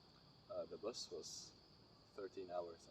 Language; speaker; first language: English; non-native, fluent; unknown